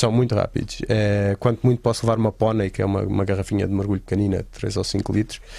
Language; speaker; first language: Portuguese; native; Portuguese